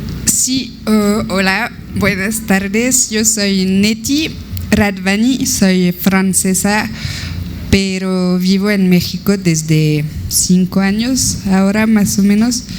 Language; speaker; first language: Spanish; non-native, fluent; French